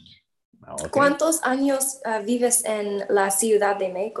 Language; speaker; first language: Spanish; non-native, learner; English